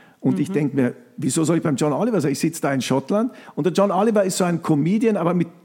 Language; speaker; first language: German; native; German